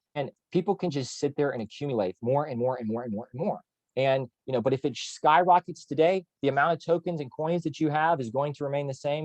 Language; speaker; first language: English; native; English